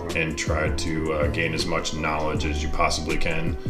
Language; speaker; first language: English; native; English